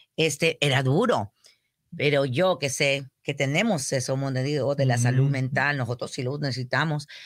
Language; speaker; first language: Spanish; early bilingual, heritage; Spanish